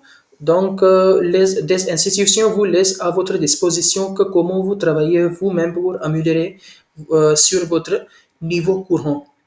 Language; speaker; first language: French; non-native, learner; Hindi